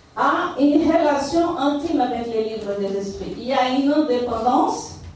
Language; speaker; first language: French; non-native, fluent; Portuguese